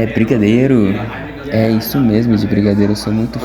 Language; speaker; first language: Portuguese; non-native, fluent; Japanese